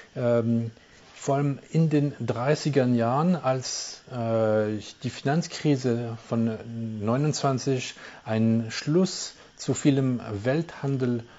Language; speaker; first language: German; non-native, local second language; French